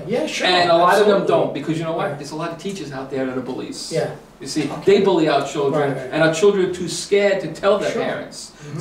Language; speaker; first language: English; native; English